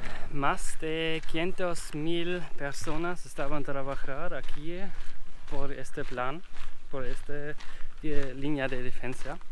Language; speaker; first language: Spanish; non-native, learner; German